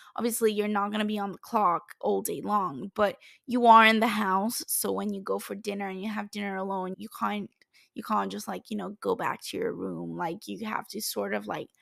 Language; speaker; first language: English; non-native, fluent; Italian